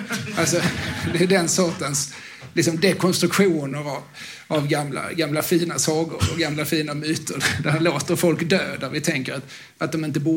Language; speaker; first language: Swedish; native; Swedish